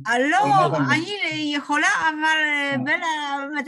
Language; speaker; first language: Hebrew; non-native, fluent; Polish